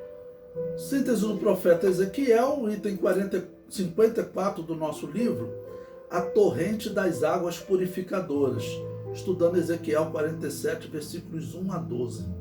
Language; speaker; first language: Portuguese; native; Portuguese